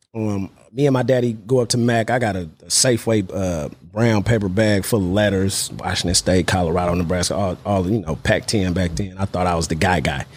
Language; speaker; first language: English; native; English